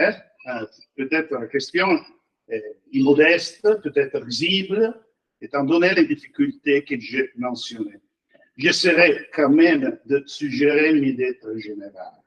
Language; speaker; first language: French; non-native, fluent; Italian